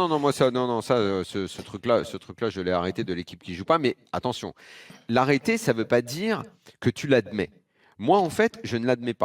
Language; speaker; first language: French; native; French